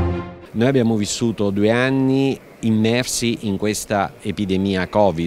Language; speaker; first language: Italian; native; Italian